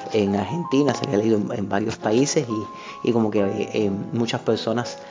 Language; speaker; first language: Spanish; native; Spanish